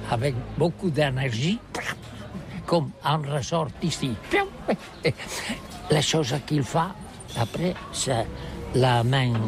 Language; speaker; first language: French; non-native, learner; Catalan